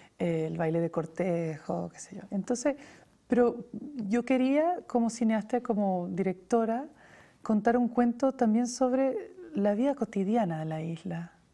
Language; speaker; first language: Spanish; native; Spanish